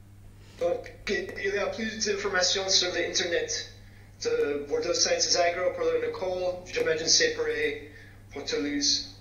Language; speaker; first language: French; non-native, fluent; English